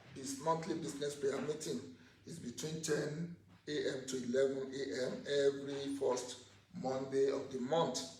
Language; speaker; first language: English; non-native, local second language; Yoruba